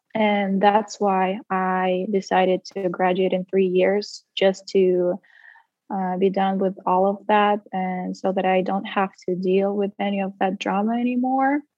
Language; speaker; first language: English; non-native, fluent; Russian